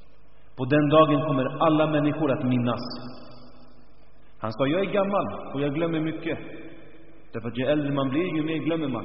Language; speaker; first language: Swedish; early bilingual, other home language; Arabic